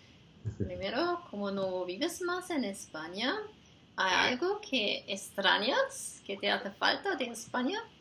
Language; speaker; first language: Spanish; non-native, fluent; Portuguese